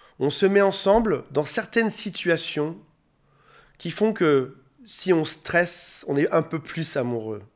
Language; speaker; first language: French; native; French